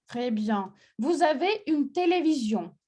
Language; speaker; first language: French; non-native, fluent; Russian